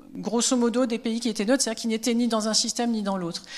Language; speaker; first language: French; native; French